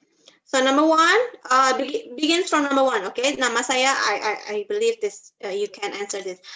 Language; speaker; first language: English; non-native, fluent; Indonesian